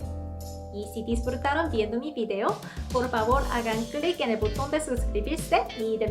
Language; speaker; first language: Spanish; non-native, fluent; Korean